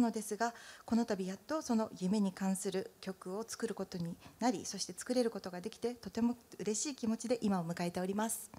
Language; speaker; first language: Japanese; native; Japanese